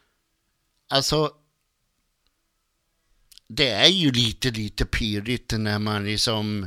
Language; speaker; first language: Swedish; native; Swedish